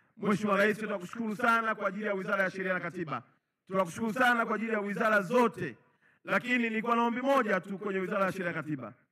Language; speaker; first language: Swahili; native; Swahili